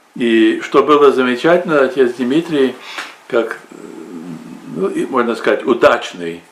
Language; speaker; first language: Russian; early bilingual, heritage; Russian